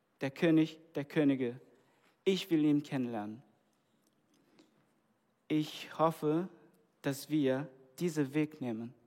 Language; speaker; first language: German; non-native, fluent; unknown